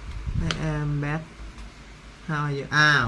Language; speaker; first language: English; non-native, learner; Thai